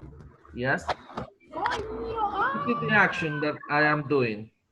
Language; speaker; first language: English; non-native, fluent; Spanish